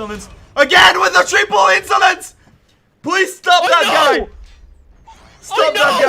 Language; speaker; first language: English; non-native, fluent; French